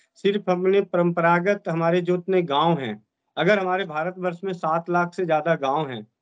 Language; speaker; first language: Hindi; native; Hindi